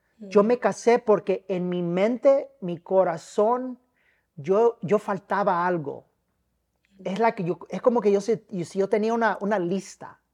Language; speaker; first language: Spanish; early bilingual, heritage; Spanish